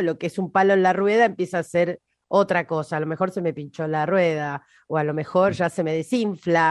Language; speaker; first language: Spanish; native; Spanish